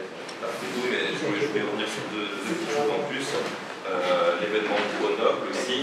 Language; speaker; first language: French; native; French